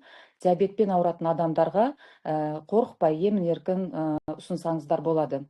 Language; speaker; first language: Kazakh; native; Kazakh